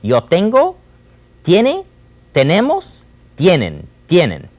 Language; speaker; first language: Spanish; non-native, fluent; English